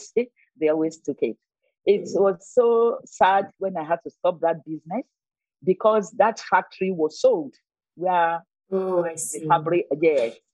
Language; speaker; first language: English; non-native, local second language; Yoruba